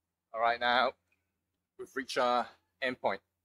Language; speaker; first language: English; non-native, local second language; Cantonese